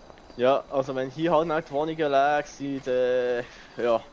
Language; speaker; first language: German; native; German